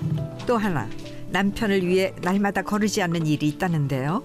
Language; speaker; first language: Korean; native; Korean